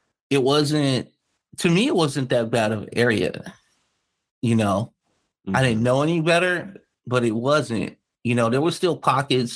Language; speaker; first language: English; native; English